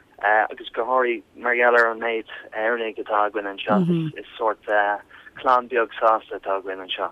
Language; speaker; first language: Irish; non-native, local second language; English